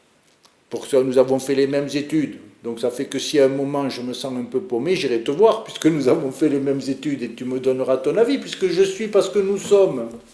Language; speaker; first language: French; native; French